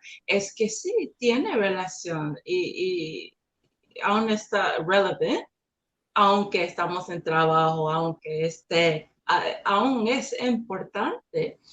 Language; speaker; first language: Spanish; non-native, learner; English